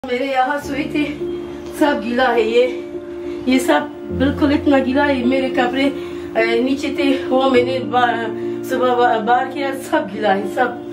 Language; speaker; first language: Hindi; non-native, learner; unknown